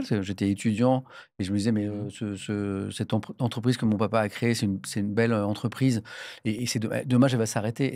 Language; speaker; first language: French; native; French